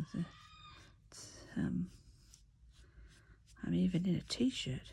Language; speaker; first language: English; native; English